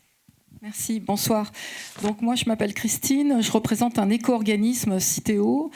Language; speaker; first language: French; native; French